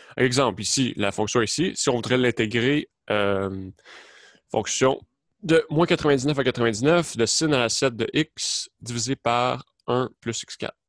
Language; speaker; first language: French; native; French